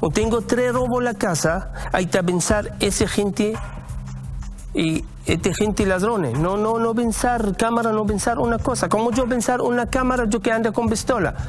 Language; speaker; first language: Spanish; non-native, learner; Arabic